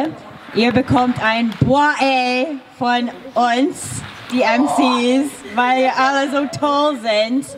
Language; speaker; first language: German; non-native, fluent; English